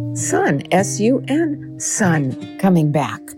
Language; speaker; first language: English; native; English